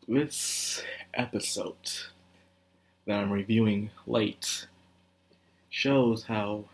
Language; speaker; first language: English; native; English